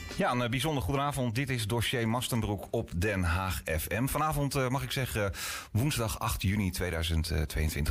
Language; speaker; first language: Dutch; native; Dutch